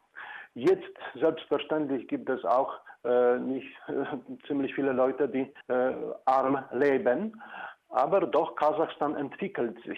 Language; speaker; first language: German; non-native, fluent; Polish